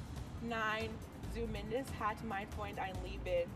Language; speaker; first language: German; non-native, learner; English